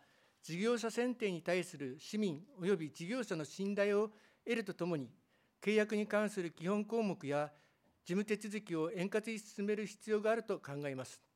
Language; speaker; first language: Japanese; native; Japanese